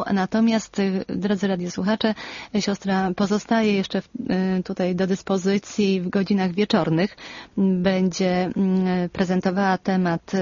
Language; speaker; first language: Polish; native; Polish